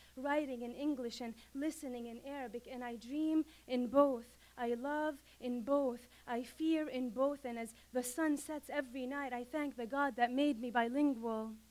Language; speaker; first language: English; non-native, fluent; Arabic